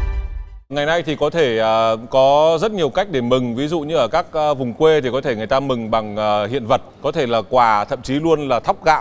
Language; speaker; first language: Vietnamese; native; Vietnamese